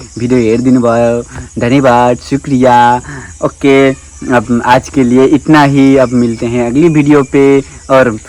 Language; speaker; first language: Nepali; non-native, local second language; Rana Tharu